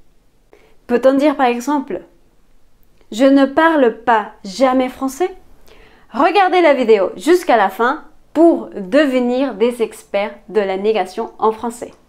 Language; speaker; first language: French; non-native, fluent; Spanish